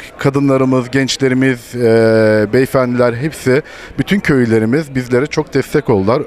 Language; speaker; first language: Turkish; native; Turkish